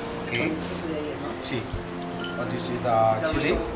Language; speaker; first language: English; non-native, learner; Spanish